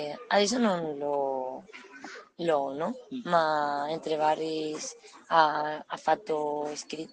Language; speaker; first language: Italian; non-native, learner; Spanish